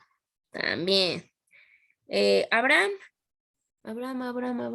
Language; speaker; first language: Spanish; native; Spanish